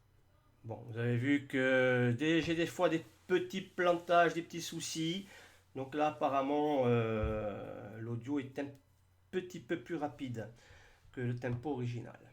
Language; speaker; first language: French; native; French